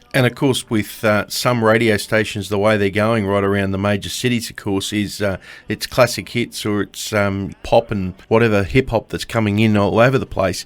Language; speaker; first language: English; native; English